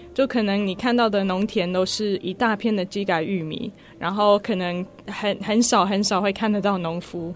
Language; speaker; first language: Chinese; non-native, fluent; English